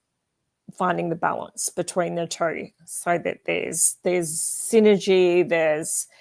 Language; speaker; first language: English; native; English